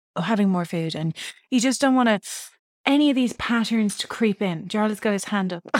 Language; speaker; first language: English; native; English